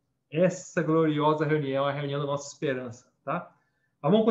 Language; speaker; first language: Portuguese; native; Portuguese